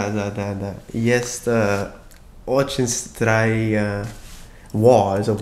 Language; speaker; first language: Russian; non-native, learner; English